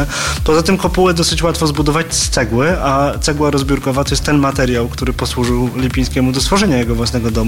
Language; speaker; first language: Polish; native; Polish